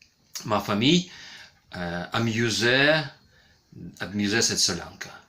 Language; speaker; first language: French; non-native, learner; Ukrainian